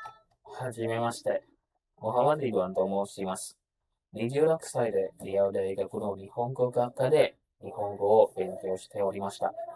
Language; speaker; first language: Japanese; non-native, learner; Indonesian